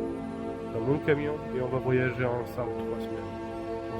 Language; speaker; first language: French; non-native, fluent; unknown